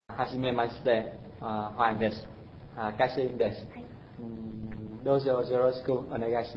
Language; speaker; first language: Japanese; non-native, learner; Vietnamese